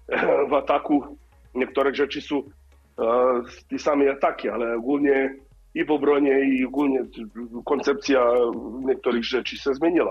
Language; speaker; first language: Polish; non-native, learner; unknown